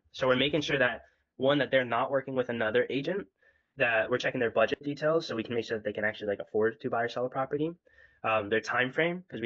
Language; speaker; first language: English; native; English